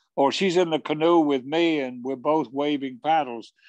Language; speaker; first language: English; native; English